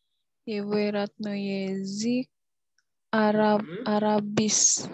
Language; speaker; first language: Russian; non-native, learner; Indonesian